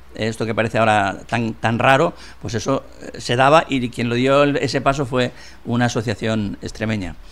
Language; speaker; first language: Spanish; native; Spanish